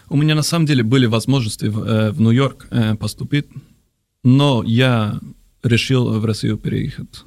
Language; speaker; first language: Russian; non-native, fluent; Spanish